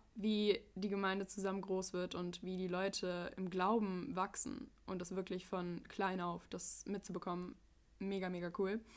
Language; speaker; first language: German; early bilingual, other home language; English